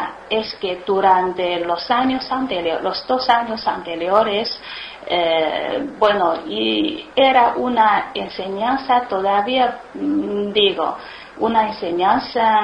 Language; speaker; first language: Spanish; non-native, learner; Chinese